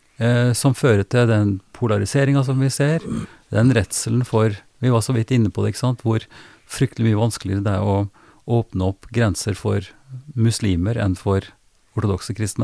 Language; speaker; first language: Norwegian; native; Norwegian